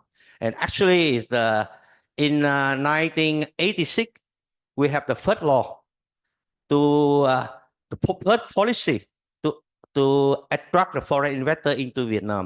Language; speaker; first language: English; non-native, learner; Vietnamese